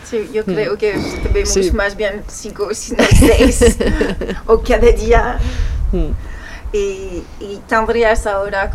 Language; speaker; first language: Spanish; non-native, fluent; French